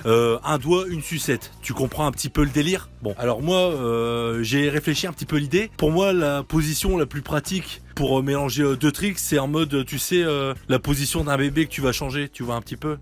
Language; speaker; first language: French; native; French